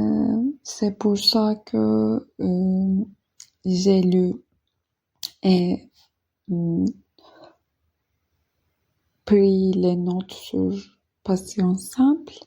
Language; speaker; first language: French; non-native, learner; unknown